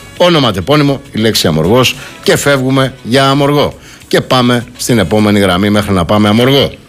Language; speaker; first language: Greek; native; Greek